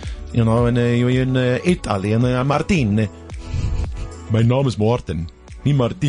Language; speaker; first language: English; native; English